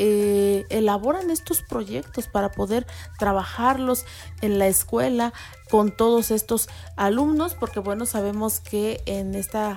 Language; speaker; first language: Spanish; native; Spanish